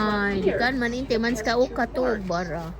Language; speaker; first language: Swedish; non-native, learner; Cebuano